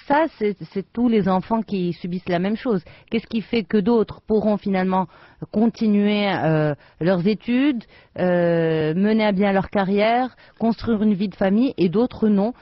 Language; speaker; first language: French; non-native, local second language; Arabic